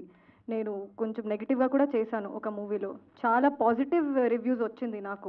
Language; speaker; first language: Telugu; non-native, learner; Hindi